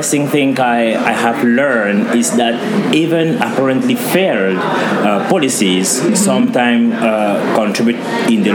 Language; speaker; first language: English; non-native, local second language; French